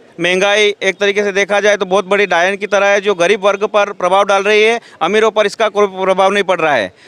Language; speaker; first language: Hindi; native; Hindi